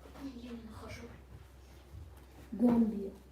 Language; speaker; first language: Russian; non-native, local second language; Chechen